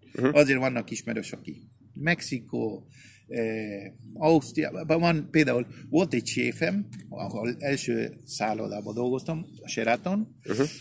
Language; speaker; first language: Hungarian; early bilingual, heritage; Spanish